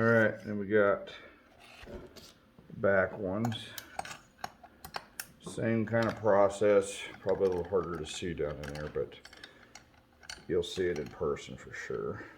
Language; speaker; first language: English; native; English